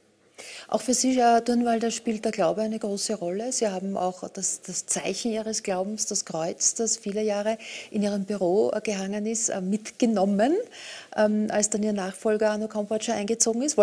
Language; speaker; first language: German; native; German